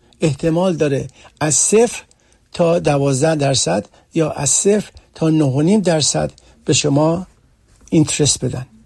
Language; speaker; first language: Persian; early bilingual, heritage; Persian